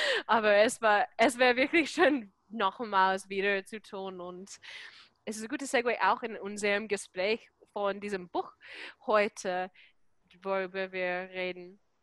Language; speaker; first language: German; non-native, fluent; English